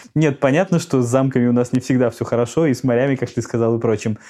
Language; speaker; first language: Russian; native; Russian